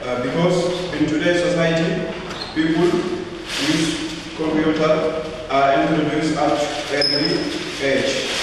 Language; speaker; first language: English; non-native, learner; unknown